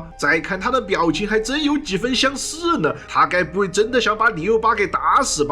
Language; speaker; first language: Chinese; native; Chinese